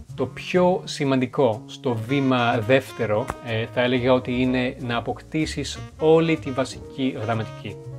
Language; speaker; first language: Greek; non-native, fluent; French